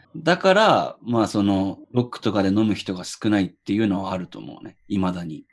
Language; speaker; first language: Japanese; native; Japanese